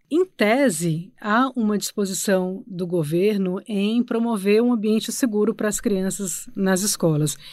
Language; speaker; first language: Portuguese; native; Portuguese